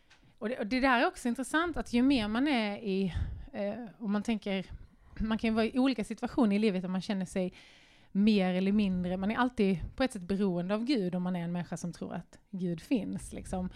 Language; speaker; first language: Swedish; native; Swedish